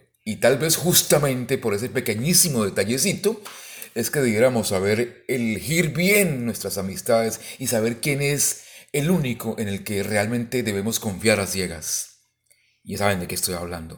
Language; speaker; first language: Spanish; native; Spanish